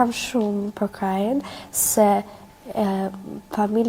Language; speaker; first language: Albanian; early bilingual, heritage; Albanian